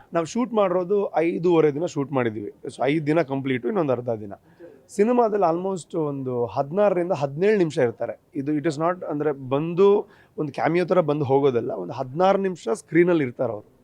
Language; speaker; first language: Kannada; non-native, local second language; Tulu